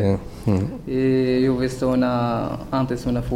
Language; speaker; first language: Spanish; non-native, learner; Berber languages